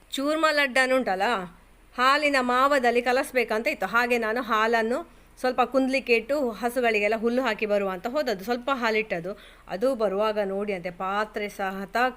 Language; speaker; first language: Kannada; native; Kannada